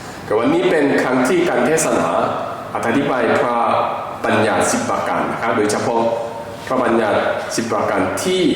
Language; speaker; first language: Thai; non-native, fluent; Korean